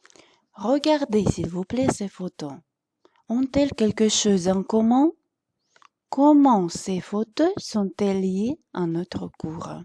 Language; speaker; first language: French; non-native, fluent; Russian